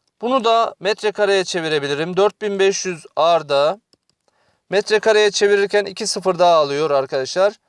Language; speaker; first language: Turkish; native; Turkish